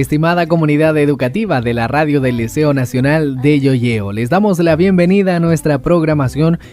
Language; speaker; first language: Spanish; native; Spanish